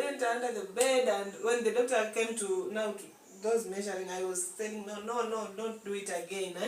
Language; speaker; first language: English; non-native, local second language; Swahili